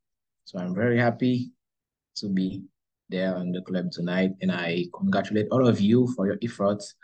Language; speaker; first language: English; non-native, learner; Haitian Creole